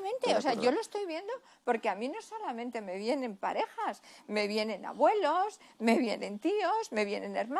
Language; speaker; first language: Spanish; native; Spanish